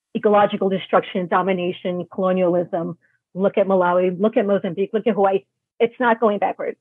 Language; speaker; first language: English; native; English